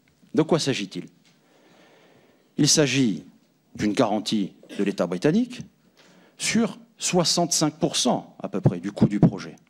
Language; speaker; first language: French; native; French